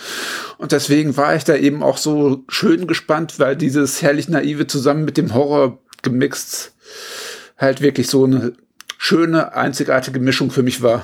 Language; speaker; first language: German; native; German